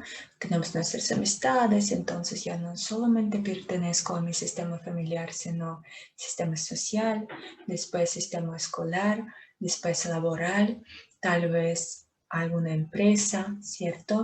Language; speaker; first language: Spanish; non-native, fluent; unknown